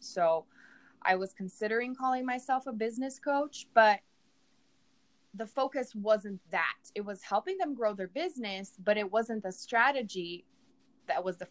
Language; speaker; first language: English; non-native, fluent; Portuguese